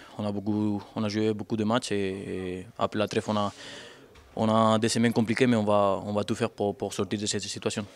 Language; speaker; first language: French; non-native, fluent; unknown